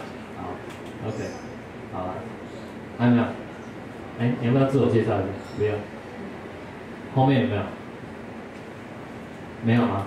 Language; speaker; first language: Chinese; native; Chinese